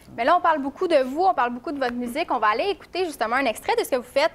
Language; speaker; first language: French; native; French